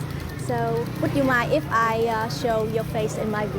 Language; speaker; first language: English; non-native, learner; Vietnamese